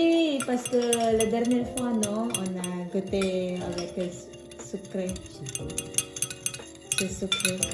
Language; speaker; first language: French; non-native, learner; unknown